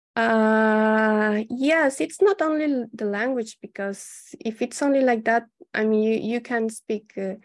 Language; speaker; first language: English; non-native, fluent; Spanish